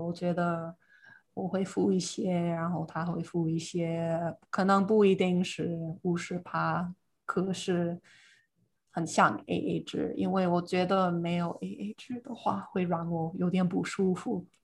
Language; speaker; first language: Chinese; non-native, fluent; English